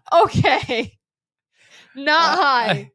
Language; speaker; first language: English; native; English